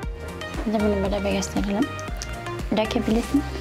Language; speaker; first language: Turkish; non-native, fluent; German